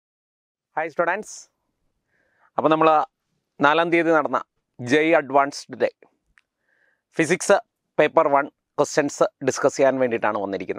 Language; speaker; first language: Malayalam; native; Malayalam